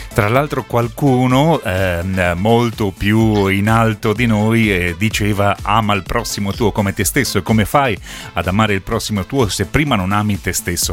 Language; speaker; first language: Italian; native; Italian